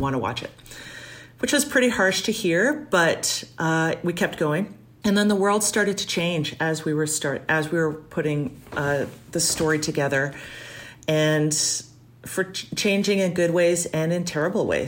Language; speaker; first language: English; native; English